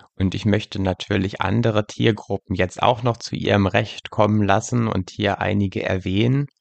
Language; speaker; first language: German; native; German